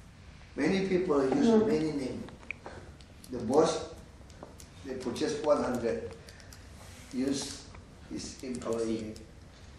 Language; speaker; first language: English; non-native, learner; Indonesian